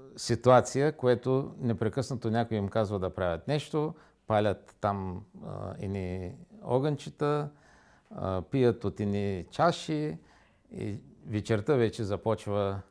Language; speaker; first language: Bulgarian; native; Bulgarian